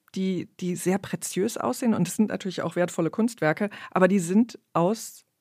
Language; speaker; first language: German; native; German